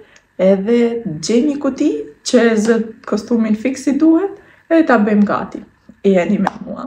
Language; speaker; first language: Albanian; native; Albanian